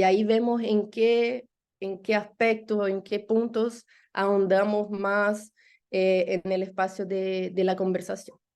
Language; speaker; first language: Spanish; non-native, fluent; Portuguese